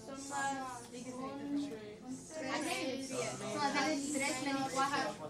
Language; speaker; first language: Spanish; non-native, learner; English